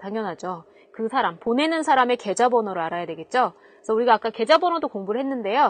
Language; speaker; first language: Korean; native; Korean